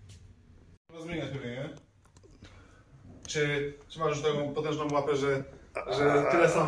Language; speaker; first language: Polish; native; Polish